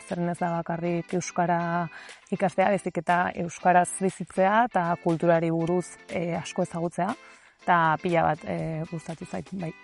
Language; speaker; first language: Basque; non-native, fluent; Spanish